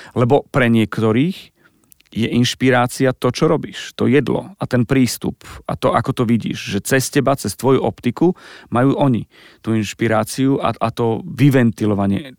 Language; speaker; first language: Slovak; native; Slovak